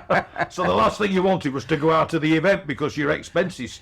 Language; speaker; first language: English; native; English